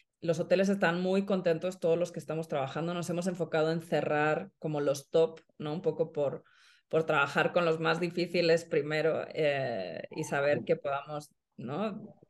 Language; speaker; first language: Spanish; non-native, fluent; Swedish